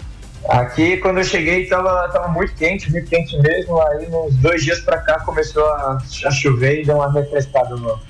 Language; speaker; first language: Portuguese; native; Portuguese